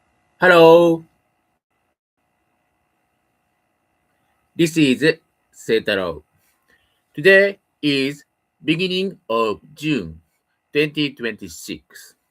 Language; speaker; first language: English; non-native, learner; Japanese